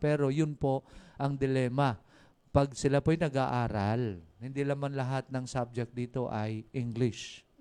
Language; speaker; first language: Filipino; non-native, local second language; Waray